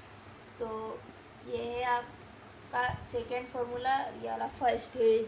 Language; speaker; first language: Hindi; native; Hindi